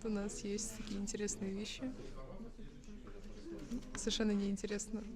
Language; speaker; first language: Russian; native; Russian